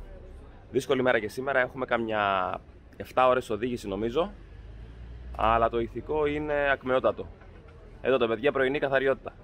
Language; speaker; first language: Greek; native; Greek